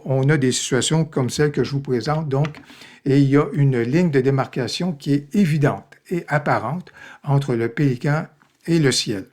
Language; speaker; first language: French; native; French